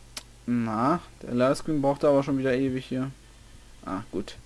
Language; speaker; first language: German; native; German